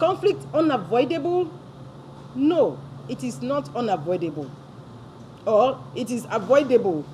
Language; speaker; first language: English; non-native, local second language; Yoruba